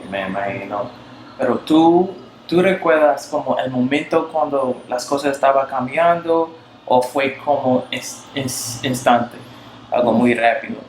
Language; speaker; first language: Spanish; non-native, learner; English